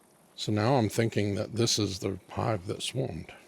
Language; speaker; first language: English; native; English